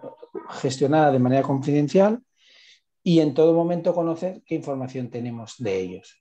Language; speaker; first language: Spanish; native; Spanish